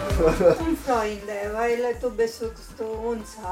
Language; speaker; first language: German; non-native, learner; Italian